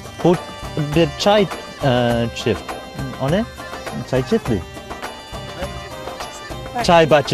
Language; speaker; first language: Turkish; non-native, learner; English